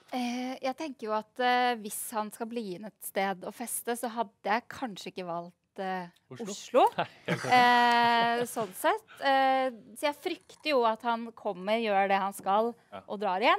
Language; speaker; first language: Norwegian; native; Norwegian